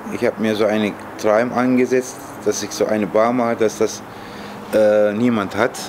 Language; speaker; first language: German; non-native, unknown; Turkish